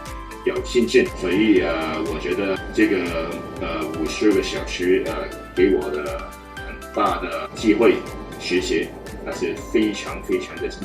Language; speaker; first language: Chinese; non-native, learner; Cantonese